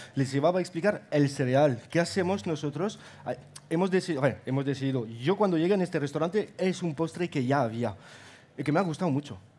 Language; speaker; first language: Spanish; non-native, fluent; German